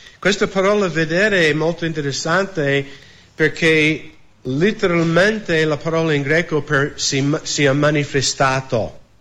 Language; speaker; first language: Italian; non-native, fluent; English